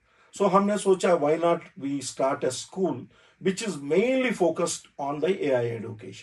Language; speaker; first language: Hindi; non-native, learner; Telugu